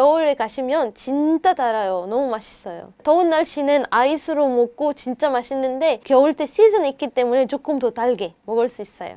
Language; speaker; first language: Korean; non-native, fluent; Arabic